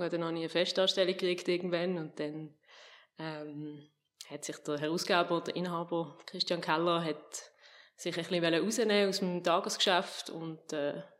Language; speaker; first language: German; native; German